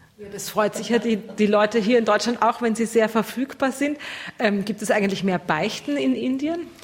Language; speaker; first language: German; native; German